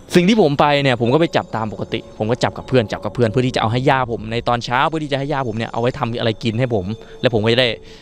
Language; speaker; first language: Thai; native; Thai